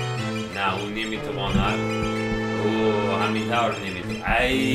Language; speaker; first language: Persian; non-native, learner; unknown